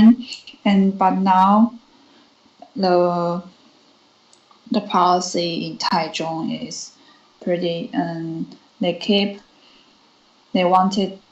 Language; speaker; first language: English; non-native, learner; Chinese